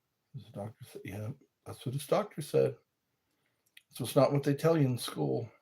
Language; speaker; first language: English; native; English